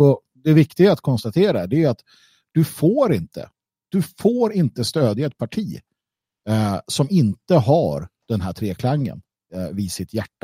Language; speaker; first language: Swedish; native; Swedish